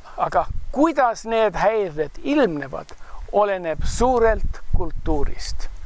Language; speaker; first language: Estonian; early bilingual, heritage; Estonian